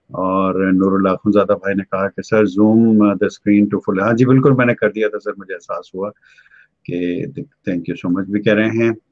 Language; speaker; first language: Urdu; native; Urdu